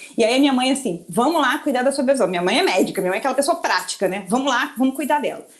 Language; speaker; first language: Portuguese; early bilingual, other home language; Spanish